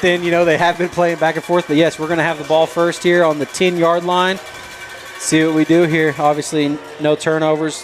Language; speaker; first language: English; native; English